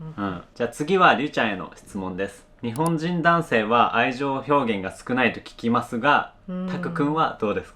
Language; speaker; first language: Japanese; native; Japanese